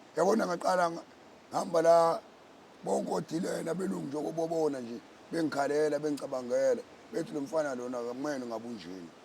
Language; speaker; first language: Zulu; native; Zulu